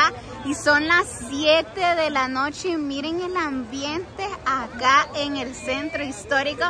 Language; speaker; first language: Spanish; native; Spanish